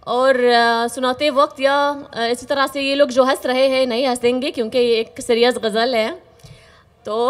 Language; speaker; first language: Urdu; non-native, fluent; Arabic